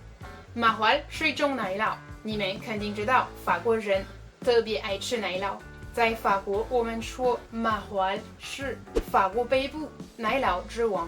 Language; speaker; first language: Chinese; non-native, fluent; French